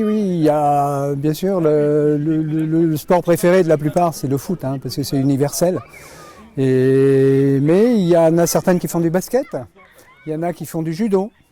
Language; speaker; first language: French; native; French